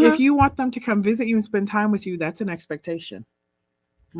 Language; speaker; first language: English; native; English